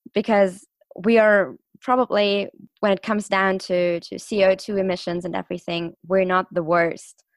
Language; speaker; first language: English; non-native, fluent; German